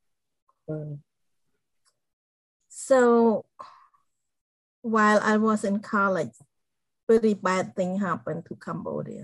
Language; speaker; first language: English; non-native, fluent; Khmer